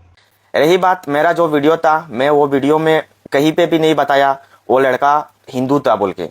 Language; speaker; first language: Hindi; non-native, local second language; Bangla